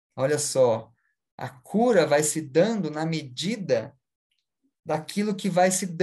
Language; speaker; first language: Portuguese; native; Portuguese